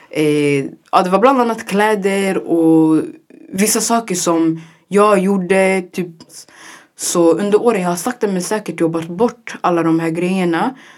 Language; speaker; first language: Swedish; early bilingual, other home language; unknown